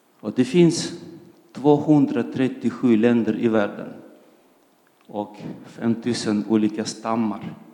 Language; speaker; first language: Swedish; non-native, fluent; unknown